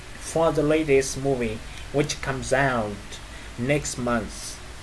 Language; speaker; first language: English; non-native, fluent; Vietnamese